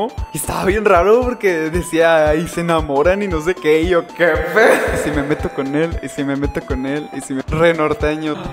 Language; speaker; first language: Spanish; native; Spanish